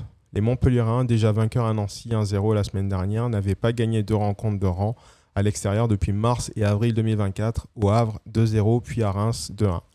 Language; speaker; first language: French; native; French